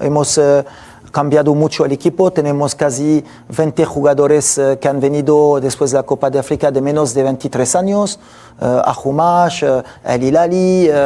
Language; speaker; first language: Spanish; non-native, fluent; French